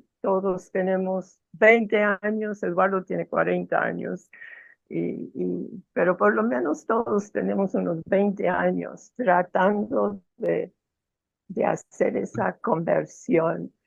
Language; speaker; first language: Spanish; non-native, fluent; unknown